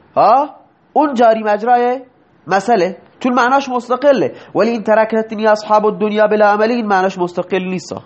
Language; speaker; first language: Persian; non-native, local second language; Baluchi